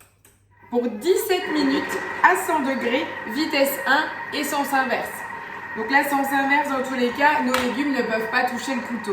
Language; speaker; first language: French; native; French